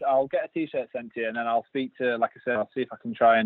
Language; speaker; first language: English; native; English